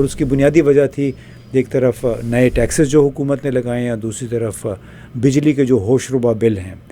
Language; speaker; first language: Urdu; native; Urdu